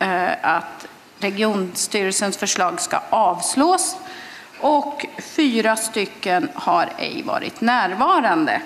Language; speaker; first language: Swedish; native; Swedish